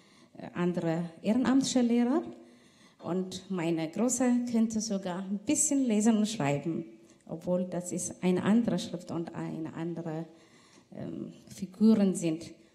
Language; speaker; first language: German; non-native, fluent; Tigrinya